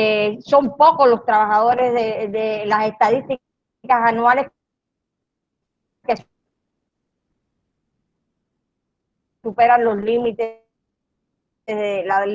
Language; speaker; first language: Spanish; native; Spanish